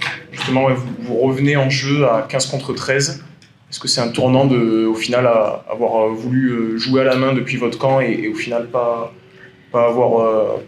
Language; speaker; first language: French; native; French